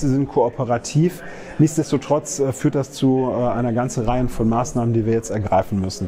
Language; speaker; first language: German; native; German